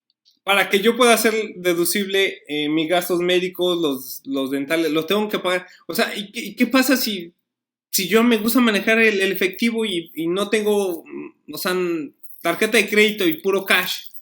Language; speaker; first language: Spanish; native; Spanish